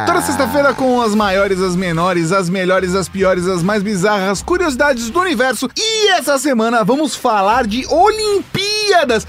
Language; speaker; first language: Portuguese; native; Portuguese